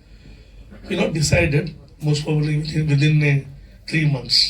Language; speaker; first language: Kannada; non-native, local second language; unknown